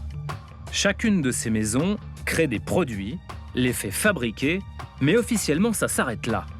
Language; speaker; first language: French; native; French